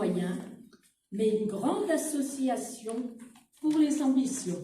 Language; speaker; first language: French; native; French